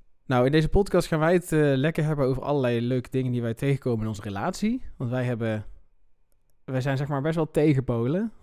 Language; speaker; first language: Dutch; native; Dutch